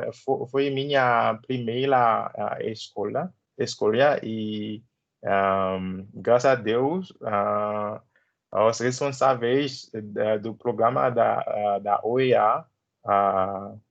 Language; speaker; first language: Portuguese; non-native, learner; Haitian Creole